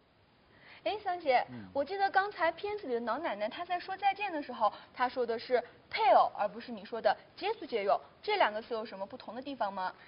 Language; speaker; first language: Chinese; native; Chinese